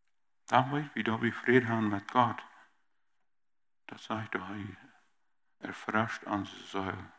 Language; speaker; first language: German; early bilingual, heritage; German